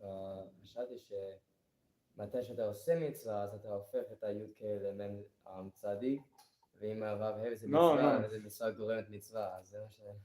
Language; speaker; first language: Hebrew; non-native, learner; English